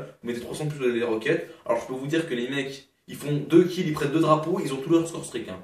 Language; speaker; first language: French; native; French